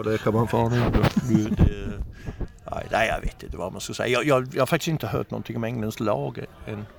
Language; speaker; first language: Swedish; non-native, fluent; English